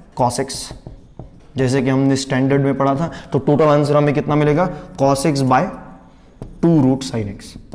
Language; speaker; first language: Hindi; non-native, local second language; Marathi